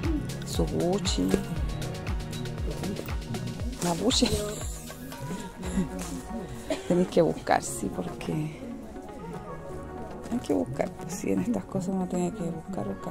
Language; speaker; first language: Spanish; native; Spanish